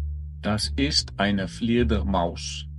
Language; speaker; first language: German; non-native, fluent; English